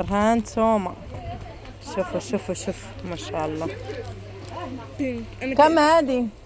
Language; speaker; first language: Arabic; native; Arabic